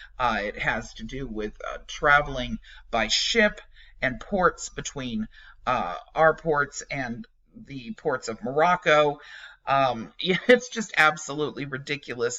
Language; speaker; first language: English; native; English